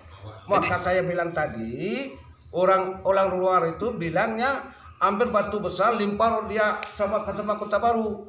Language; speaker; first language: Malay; non-native, local second language; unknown